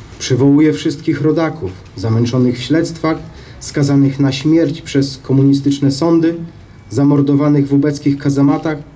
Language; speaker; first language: Polish; native; Polish